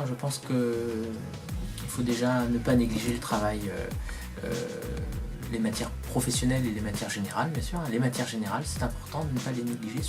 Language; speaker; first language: French; native; French